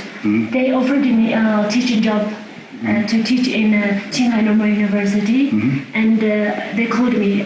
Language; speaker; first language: English; non-native, fluent; Tibetan